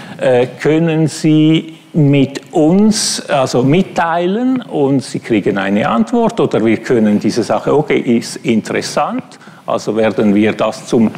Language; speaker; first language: German; non-native, fluent; Italian